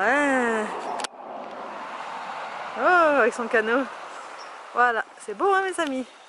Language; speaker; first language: French; native; French